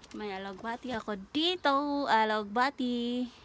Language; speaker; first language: Filipino; non-native, local second language; Cebuano